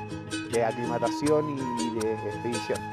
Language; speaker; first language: Spanish; native; Spanish